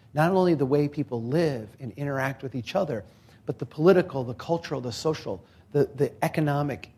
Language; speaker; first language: English; native; English